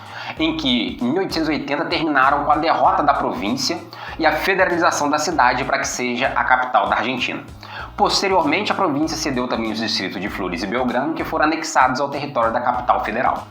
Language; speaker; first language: Portuguese; native; Portuguese